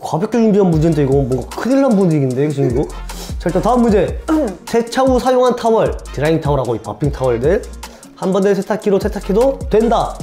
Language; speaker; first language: Korean; native; Korean